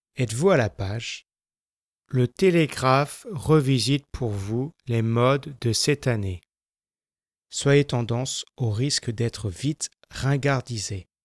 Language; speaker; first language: French; non-native, fluent; English